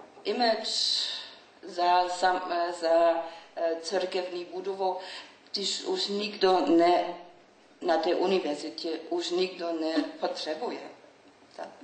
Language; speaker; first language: Czech; non-native, learner; German